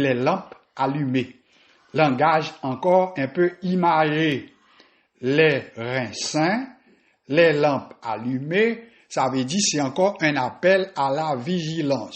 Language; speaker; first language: French; non-native, local second language; Haitian Creole